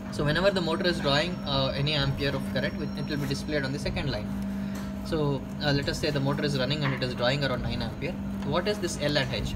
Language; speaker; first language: English; non-native, local second language; Kannada